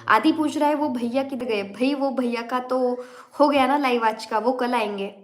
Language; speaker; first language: Hindi; non-native, local second language; Marathi